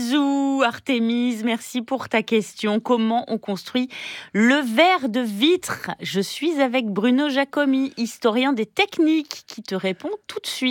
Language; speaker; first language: French; native; French